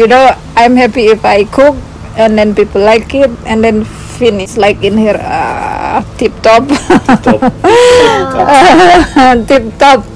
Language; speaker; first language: English; non-native, learner; Indonesian